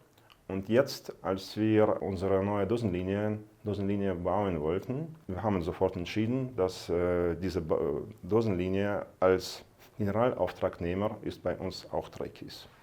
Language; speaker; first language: German; non-native, fluent; Russian